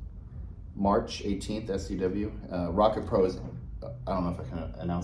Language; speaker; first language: English; native; English